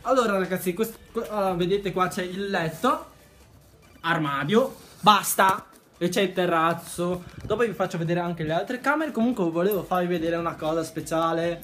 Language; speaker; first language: Italian; early bilingual, other home language; Chinese